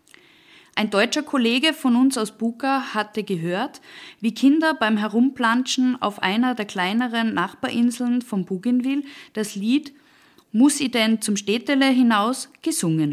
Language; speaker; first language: German; native; German